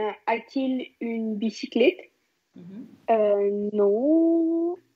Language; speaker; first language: French; non-native, learner; Russian